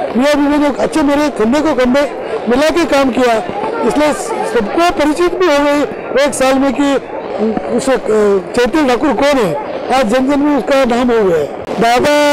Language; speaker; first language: Hindi; non-native, local second language; Marathi